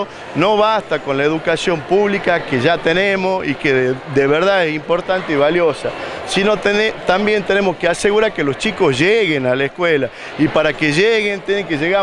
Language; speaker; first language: Spanish; native; Spanish